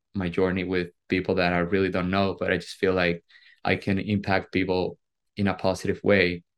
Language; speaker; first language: English; non-native, fluent; Spanish